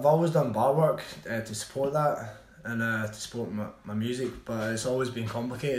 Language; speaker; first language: English; native; English